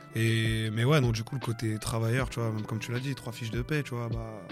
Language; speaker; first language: French; native; French